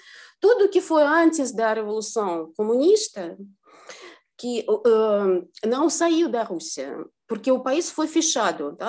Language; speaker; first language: Portuguese; non-native, fluent; Russian